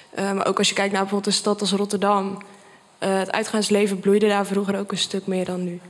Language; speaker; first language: Dutch; native; Dutch